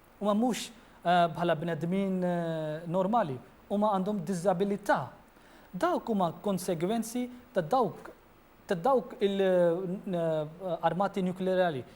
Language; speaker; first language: Maltese; non-native, fluent; Urdu